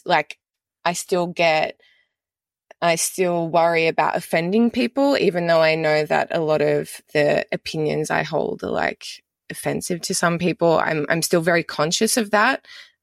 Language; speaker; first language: English; native; English